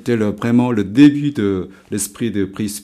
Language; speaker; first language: French; native; French